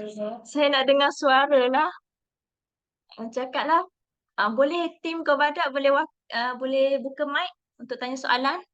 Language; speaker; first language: Malay; native; Malay